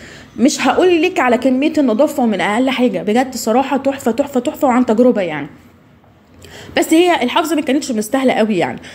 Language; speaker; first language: Arabic; native; Arabic